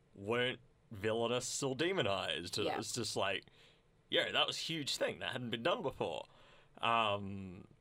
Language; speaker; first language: English; native; English